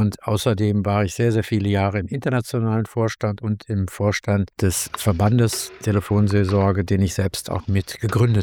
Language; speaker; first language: German; native; German